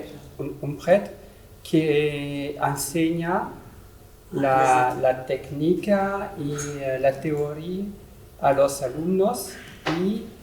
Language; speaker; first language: Spanish; non-native, learner; French